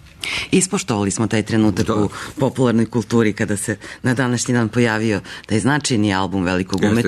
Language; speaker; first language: Serbian; native; Serbian